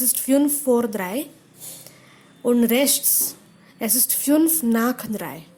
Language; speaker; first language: German; non-native, fluent; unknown